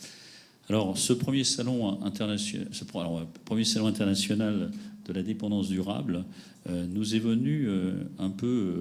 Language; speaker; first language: French; native; French